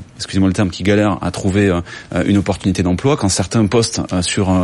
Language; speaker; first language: French; native; French